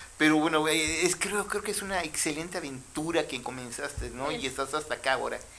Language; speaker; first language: Spanish; native; Spanish